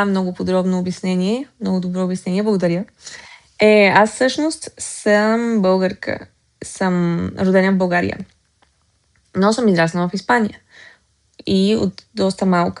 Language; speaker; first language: Bulgarian; early bilingual, heritage; Bulgarian